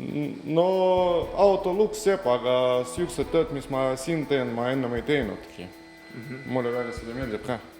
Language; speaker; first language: Estonian; non-native, local second language; Russian